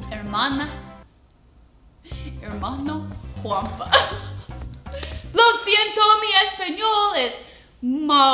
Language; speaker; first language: Spanish; non-native, learner; English